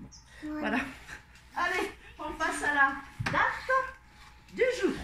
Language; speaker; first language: French; native; French